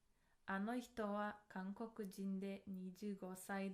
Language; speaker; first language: Japanese; non-native, fluent; English